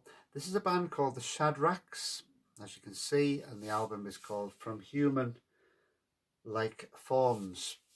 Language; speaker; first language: English; native; English